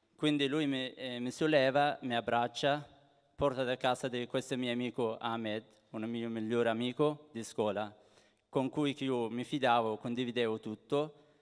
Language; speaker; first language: Italian; non-native, fluent; Persian